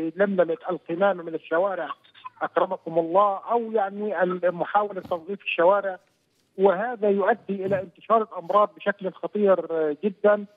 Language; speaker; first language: Arabic; native; Arabic